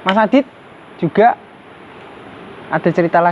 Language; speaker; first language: Indonesian; native; Indonesian